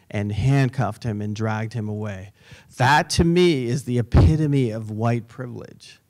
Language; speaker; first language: English; native; English